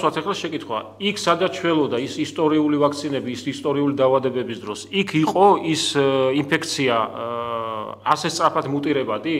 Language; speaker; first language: Georgian; native; Georgian